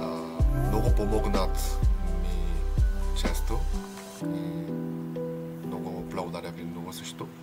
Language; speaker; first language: Bulgarian; non-native, learner; Korean